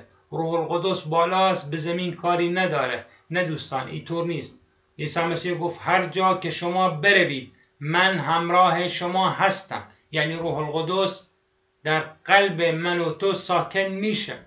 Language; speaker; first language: Persian; non-native, fluent; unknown